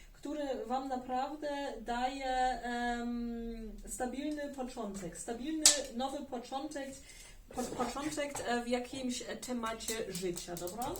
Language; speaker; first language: Polish; early bilingual, heritage; German